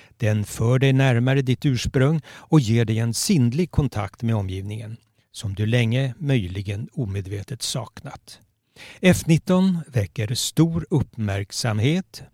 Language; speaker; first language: Swedish; native; Swedish